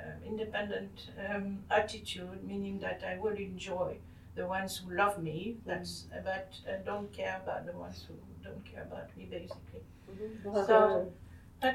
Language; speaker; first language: English; non-native, fluent; French